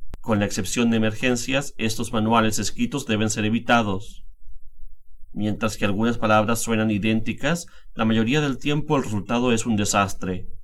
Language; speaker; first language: Spanish; native; Spanish